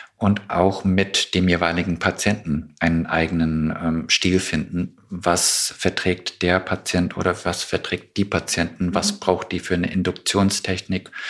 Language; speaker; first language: German; non-native, fluent; English